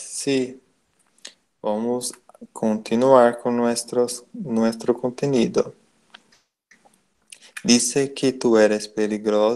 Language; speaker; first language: Spanish; non-native, learner; Portuguese